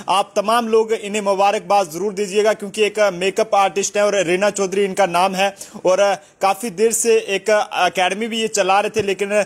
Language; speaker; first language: Hindi; native; Hindi